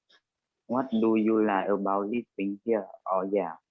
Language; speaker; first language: English; non-native, learner; Vietnamese